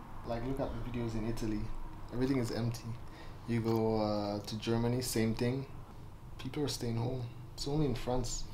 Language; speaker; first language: English; native; English